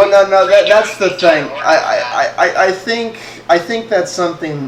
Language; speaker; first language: English; native; English